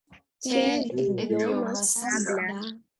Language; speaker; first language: Spanish; non-native, learner; Filipino